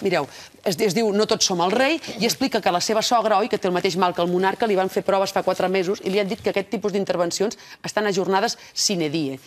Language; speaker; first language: Catalan; native; Catalan